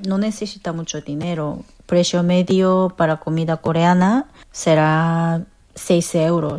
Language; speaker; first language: Spanish; non-native, fluent; Korean